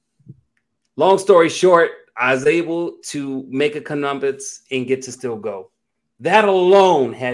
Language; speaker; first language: English; native; English